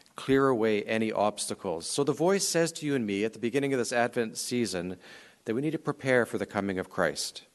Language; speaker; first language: English; native; English